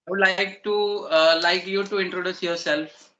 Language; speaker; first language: English; non-native, learner; Marathi